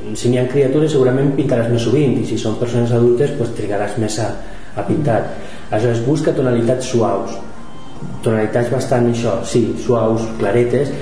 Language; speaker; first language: Catalan; non-native, local second language; Spanish